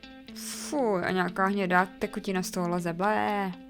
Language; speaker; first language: Czech; native; Czech